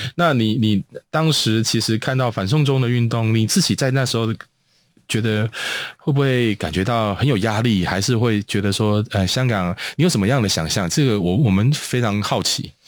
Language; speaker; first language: Chinese; native; Chinese